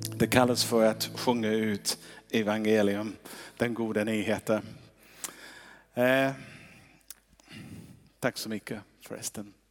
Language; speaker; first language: Swedish; non-native, fluent; English